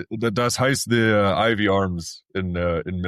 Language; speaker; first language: German; early bilingual, heritage; English